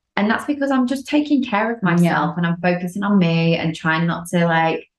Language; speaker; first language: English; native; English